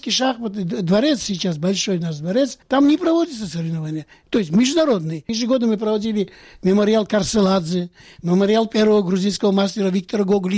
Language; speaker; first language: Russian; non-native, local second language; Georgian